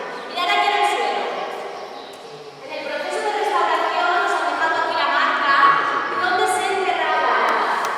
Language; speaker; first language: Spanish; native; Spanish